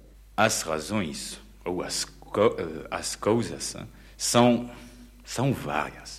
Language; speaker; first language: Portuguese; non-native, fluent; French